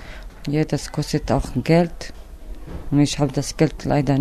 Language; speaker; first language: German; non-native, learner; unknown